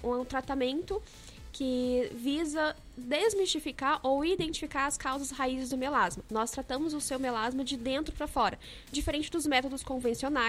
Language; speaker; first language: Portuguese; native; Portuguese